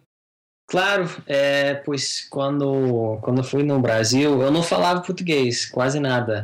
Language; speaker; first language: Portuguese; non-native, fluent; English